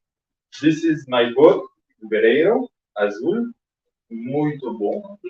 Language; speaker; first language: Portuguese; non-native, learner; French